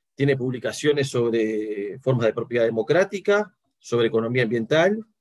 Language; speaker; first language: Spanish; native; Spanish